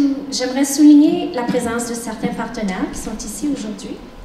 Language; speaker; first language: French; native; French